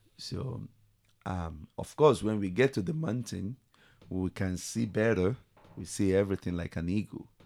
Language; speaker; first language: English; non-native, local second language; Yoruba